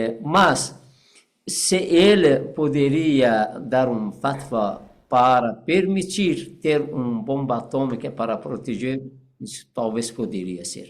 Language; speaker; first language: Portuguese; non-native, fluent; Persian